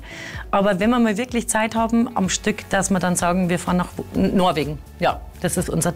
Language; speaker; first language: German; native; German